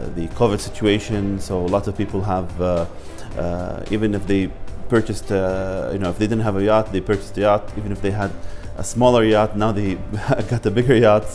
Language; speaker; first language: English; non-native, fluent; Arabic